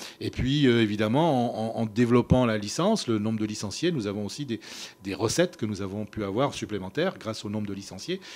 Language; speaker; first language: French; native; French